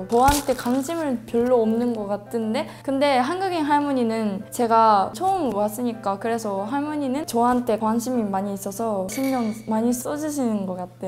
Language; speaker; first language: Korean; non-native, learner; Japanese